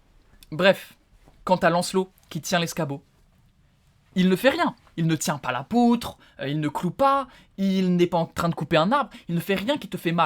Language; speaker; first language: French; native; French